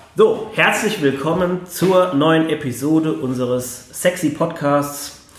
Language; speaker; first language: German; native; German